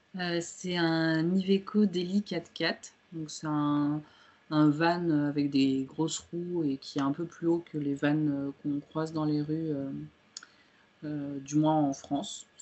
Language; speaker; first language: French; early bilingual, other home language; Romanian